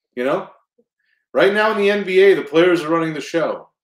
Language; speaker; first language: English; native; English